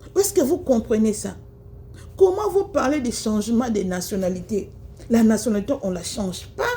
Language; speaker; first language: French; non-native, local second language; Lingala